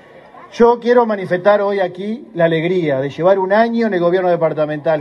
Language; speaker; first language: Spanish; native; Spanish